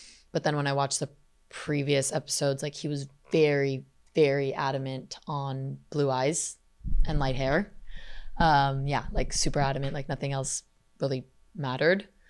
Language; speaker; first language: English; native; English